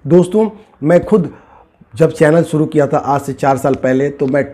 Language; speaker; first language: Hindi; native; Hindi